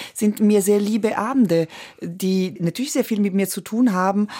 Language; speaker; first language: German; early bilingual, other home language; Italian